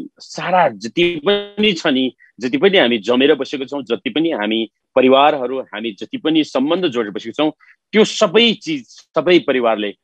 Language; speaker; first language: Nepali; non-native, local second language; Eastern Tamang